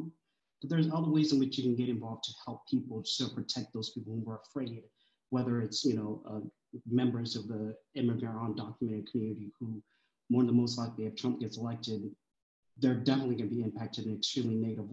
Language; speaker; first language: English; early bilingual, other home language; Swahili